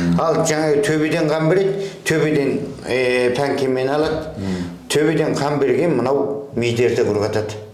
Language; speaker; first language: Kazakh; early bilingual, heritage; Kazakh